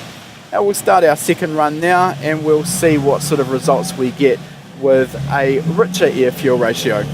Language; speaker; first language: English; native; English